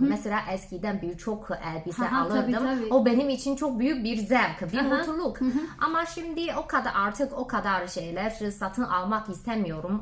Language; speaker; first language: Turkish; non-native, learner; Chinese